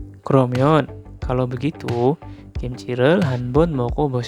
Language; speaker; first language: Korean; non-native, fluent; Indonesian